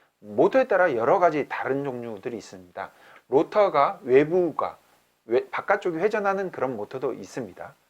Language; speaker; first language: Korean; native; Korean